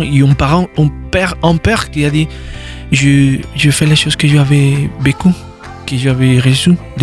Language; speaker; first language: French; non-native, learner; Spanish